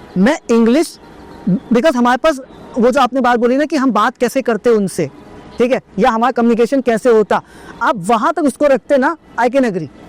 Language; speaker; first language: Hindi; native; Hindi